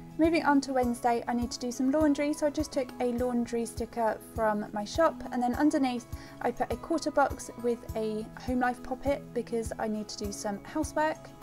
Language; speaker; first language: English; native; English